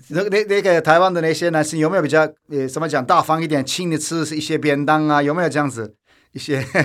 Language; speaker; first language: Chinese; non-native, fluent; Turkish